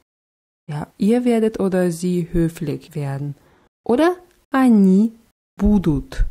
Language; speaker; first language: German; non-native, fluent; Russian